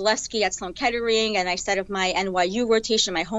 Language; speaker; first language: English; native; English